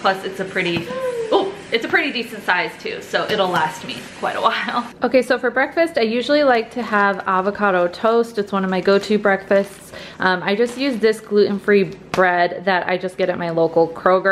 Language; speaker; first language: English; native; English